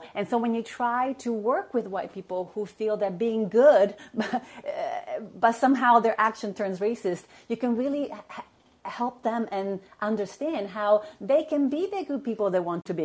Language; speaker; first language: English; non-native, fluent; Italian